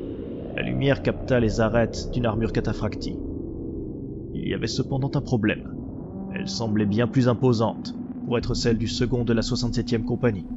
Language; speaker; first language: French; native; French